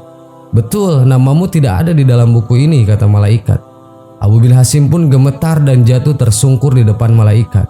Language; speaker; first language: Indonesian; native; Indonesian